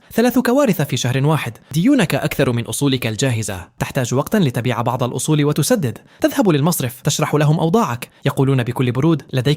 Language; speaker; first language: Arabic; native; Arabic